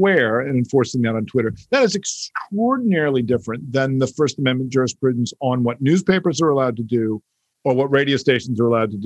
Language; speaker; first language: English; native; English